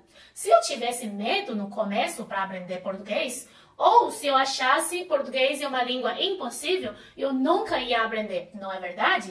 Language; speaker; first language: Portuguese; non-native, fluent; Chinese